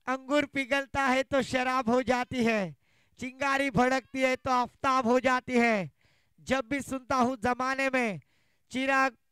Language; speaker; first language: Hindi; non-native, local second language; Marathi